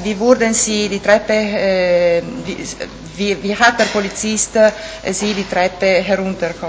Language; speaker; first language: German; non-native, local second language; Italian